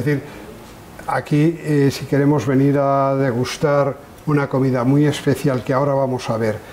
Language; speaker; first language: Spanish; native; Spanish